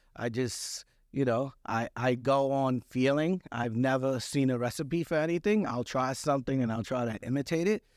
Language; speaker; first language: English; early bilingual, other home language; Spanish